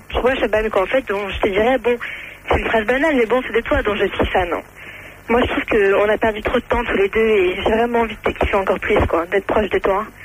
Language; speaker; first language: French; early bilingual, other home language; Arabic